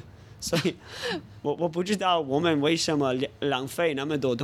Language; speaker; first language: Chinese; non-native, fluent; English